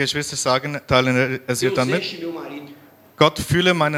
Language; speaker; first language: German; non-native, learner; Portuguese